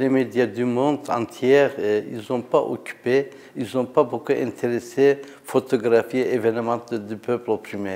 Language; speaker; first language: French; non-native, learner; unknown